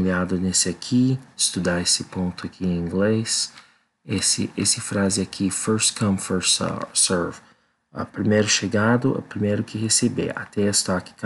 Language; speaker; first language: Portuguese; non-native, learner; English